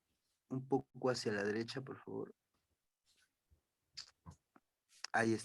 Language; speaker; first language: Spanish; native; Spanish